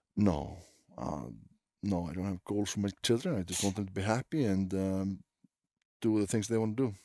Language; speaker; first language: English; non-native, fluent; Icelandic